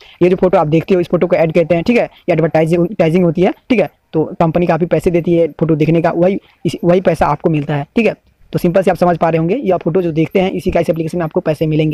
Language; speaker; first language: Hindi; native; Hindi